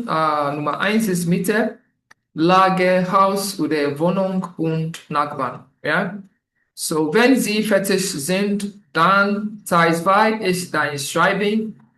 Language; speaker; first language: German; non-native, learner; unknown